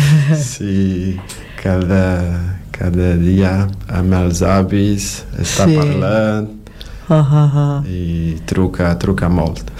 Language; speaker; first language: Catalan; non-native, learner; Portuguese